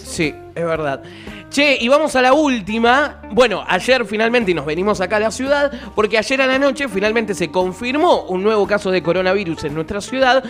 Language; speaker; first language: Spanish; native; Spanish